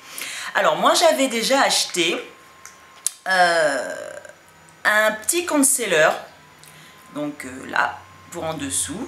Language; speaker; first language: French; native; French